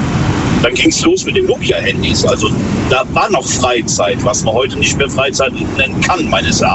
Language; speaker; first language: German; native; German